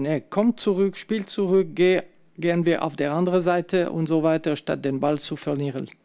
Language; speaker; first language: German; non-native, fluent; French